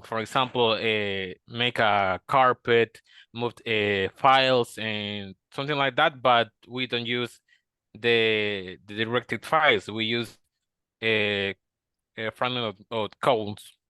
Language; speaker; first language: English; non-native, learner; Spanish